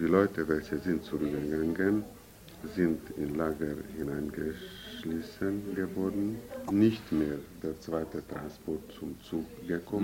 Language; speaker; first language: German; non-native, fluent; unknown